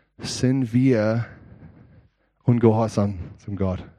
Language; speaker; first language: German; non-native, learner; English